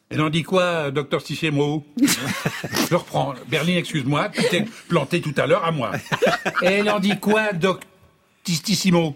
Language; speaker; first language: French; native; French